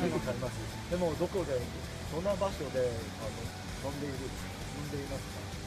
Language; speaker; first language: Japanese; non-native, learner; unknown